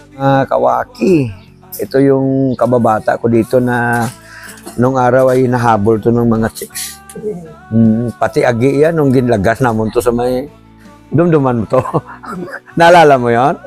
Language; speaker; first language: Filipino; non-native, local second language; Hiligaynon